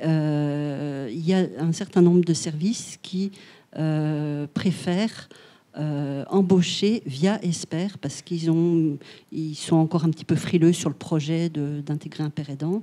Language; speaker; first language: French; native; French